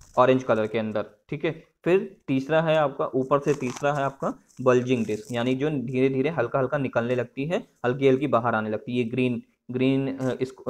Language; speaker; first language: Hindi; native; Hindi